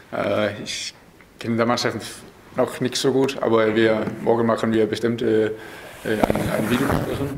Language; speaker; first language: German; non-native, learner; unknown